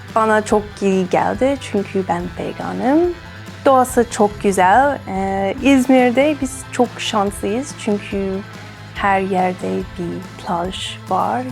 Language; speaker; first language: Turkish; non-native, learner; English